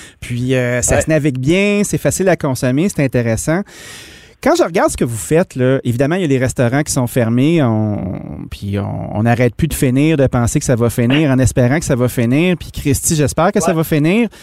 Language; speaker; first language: French; native; French